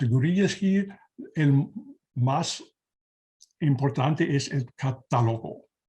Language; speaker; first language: Spanish; non-native, learner; German